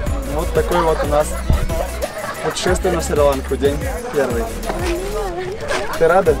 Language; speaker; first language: Russian; native; Russian